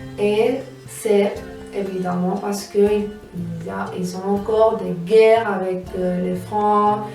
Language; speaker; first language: French; non-native, fluent; Spanish